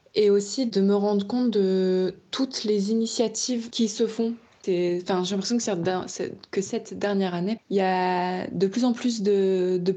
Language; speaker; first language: French; native; French